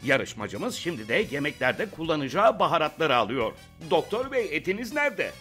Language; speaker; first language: Turkish; native; Turkish